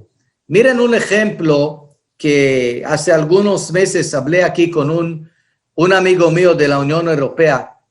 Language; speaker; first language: Spanish; non-native, fluent; Hebrew